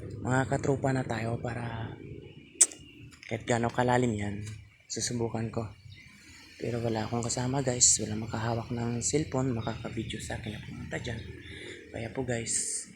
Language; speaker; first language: Filipino; non-native, local second language; Cebuano